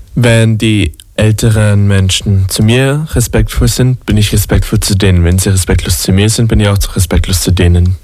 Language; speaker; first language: German; native; German